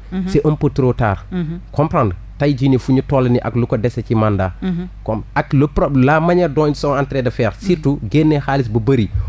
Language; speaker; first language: Wolof; non-native, local second language; Fula